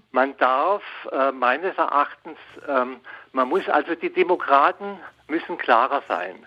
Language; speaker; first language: German; non-native, fluent; Spanish